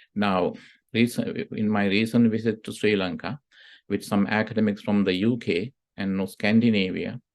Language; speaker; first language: English; non-native, local second language; Sinhala